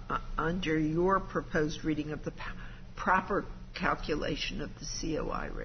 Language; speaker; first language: English; native; English